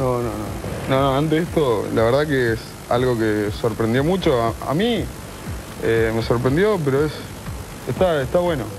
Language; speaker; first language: Spanish; native; Spanish